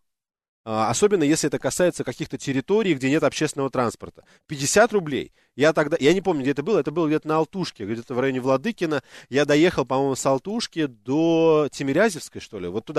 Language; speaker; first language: Russian; native; Russian